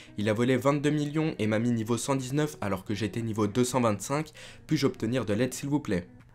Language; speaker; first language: French; native; French